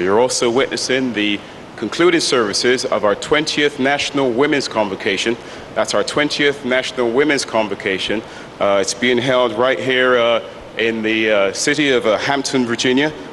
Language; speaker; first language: English; native; English